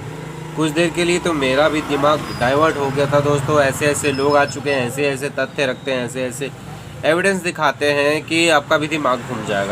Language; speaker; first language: Hindi; native; Hindi